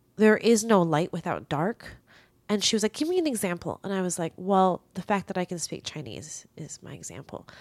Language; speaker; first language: English; early bilingual, other home language; Chinese